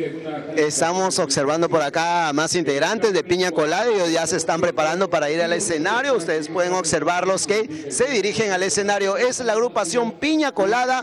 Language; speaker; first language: Spanish; native; Spanish